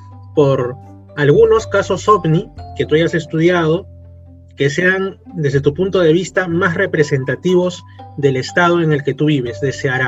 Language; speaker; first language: Spanish; native; Spanish